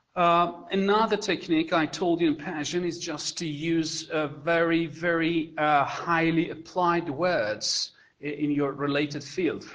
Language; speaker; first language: English; non-native, fluent; Persian